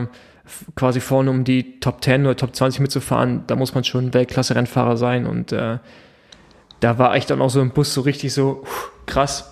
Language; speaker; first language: German; native; German